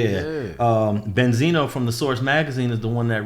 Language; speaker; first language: English; native; English